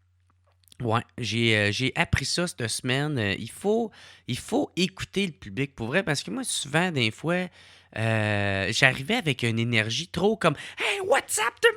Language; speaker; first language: French; native; French